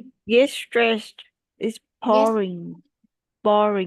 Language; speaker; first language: English; non-native, learner; Vietnamese